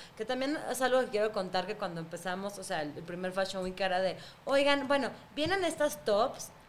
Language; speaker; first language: Spanish; early bilingual, other home language; Russian